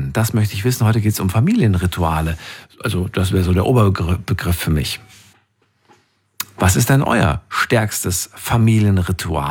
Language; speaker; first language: German; native; German